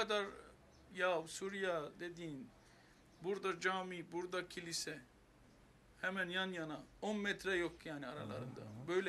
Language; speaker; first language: Turkish; non-native, fluent; Armenian